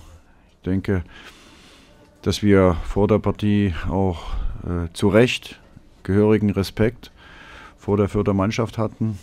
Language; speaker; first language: German; native; German